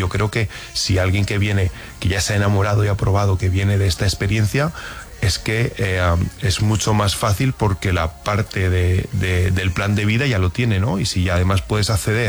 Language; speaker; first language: Spanish; native; Spanish